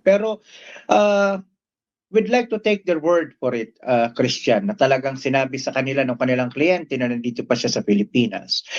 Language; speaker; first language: Filipino; native; Filipino